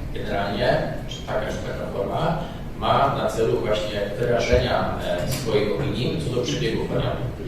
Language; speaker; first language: Polish; native; Polish